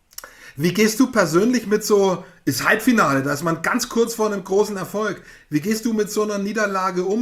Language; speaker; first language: German; native; German